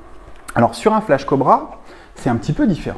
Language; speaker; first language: French; native; French